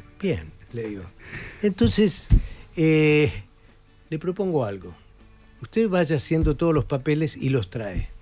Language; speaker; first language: Spanish; native; Spanish